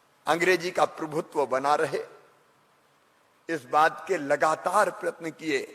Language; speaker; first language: Hindi; native; Hindi